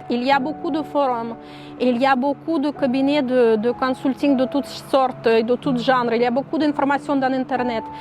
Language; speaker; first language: French; non-native, fluent; Russian